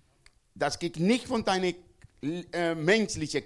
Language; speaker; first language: German; non-native, learner; Spanish